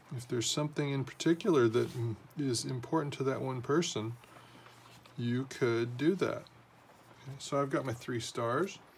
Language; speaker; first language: English; native; English